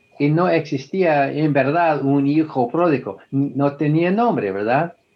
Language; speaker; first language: Spanish; non-native, fluent; English